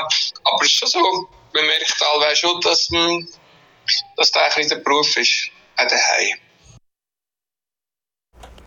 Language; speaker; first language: German; native; German